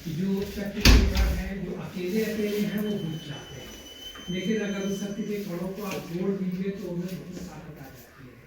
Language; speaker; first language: Hindi; native; Hindi